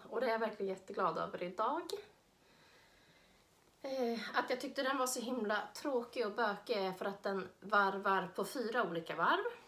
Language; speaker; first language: Swedish; native; Swedish